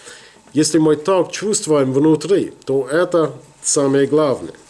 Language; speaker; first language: Russian; non-native, learner; English